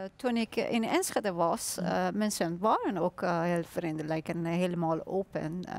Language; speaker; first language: Dutch; non-native, learner; Persian